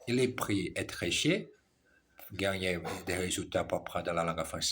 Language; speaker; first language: French; non-native, learner; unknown